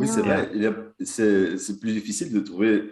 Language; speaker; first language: French; non-native, fluent; Portuguese